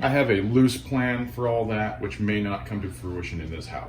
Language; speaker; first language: English; native; English